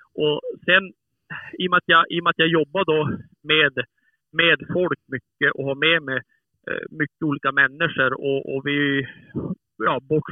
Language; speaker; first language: Swedish; native; Swedish